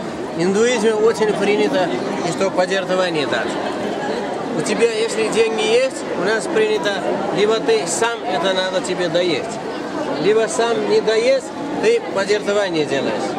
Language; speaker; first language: Russian; non-native, fluent; Nepali